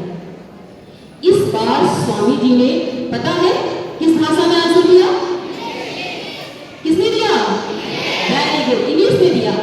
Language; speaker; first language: Hindi; native; Hindi